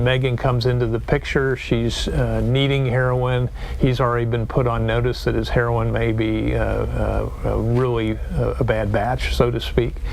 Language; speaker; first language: English; native; English